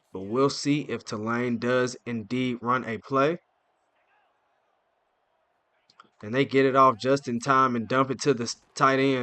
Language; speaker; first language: English; native; English